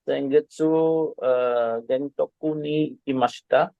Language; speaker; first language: Japanese; non-native, learner; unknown